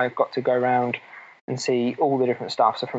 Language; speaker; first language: English; native; English